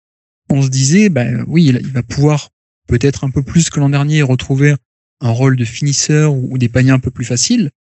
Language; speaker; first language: French; native; French